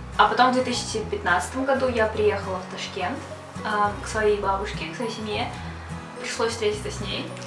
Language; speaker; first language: Russian; native; Russian